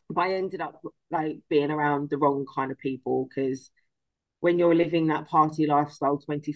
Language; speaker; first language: English; native; English